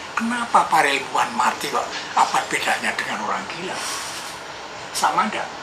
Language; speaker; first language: Indonesian; non-native, local second language; Javanese